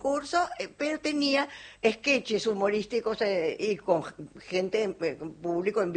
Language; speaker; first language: Spanish; native; Spanish